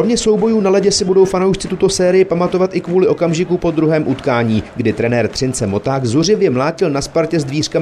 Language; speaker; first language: Czech; native; Czech